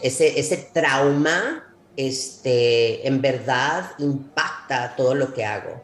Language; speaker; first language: Spanish; early bilingual, heritage; Spanish